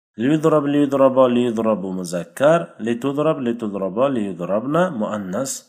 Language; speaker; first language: Arabic; non-native, fluent; Uzbek